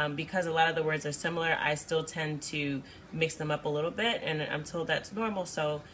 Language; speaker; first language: English; native; English